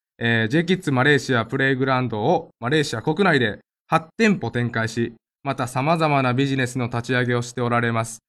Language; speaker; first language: Japanese; native; Japanese